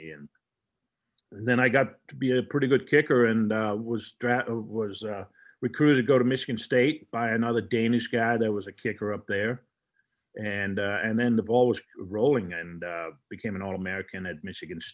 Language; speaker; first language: English; non-native, fluent; Danish